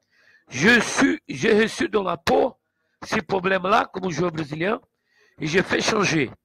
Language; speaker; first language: French; non-native, learner; Portuguese